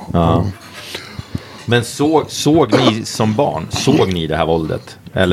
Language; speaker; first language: Swedish; native; Swedish